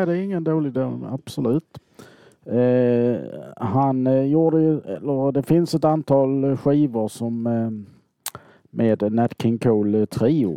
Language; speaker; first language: Swedish; native; Swedish